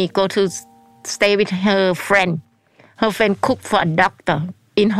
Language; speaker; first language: English; non-native, learner; Thai